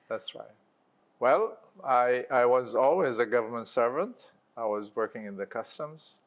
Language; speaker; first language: English; non-native, local second language; Arabic